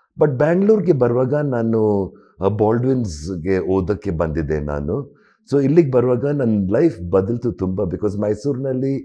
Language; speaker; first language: Kannada; non-native, local second language; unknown